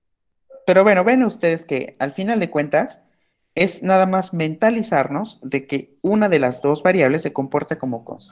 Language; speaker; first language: Spanish; native; Spanish